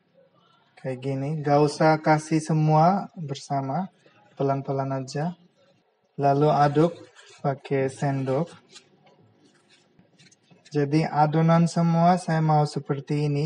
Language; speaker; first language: Indonesian; non-native, fluent; Bangla